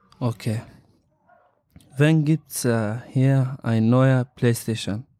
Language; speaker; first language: German; non-native, learner; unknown